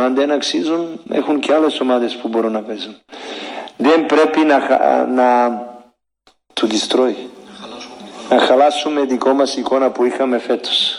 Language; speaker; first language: Greek; non-native, learner; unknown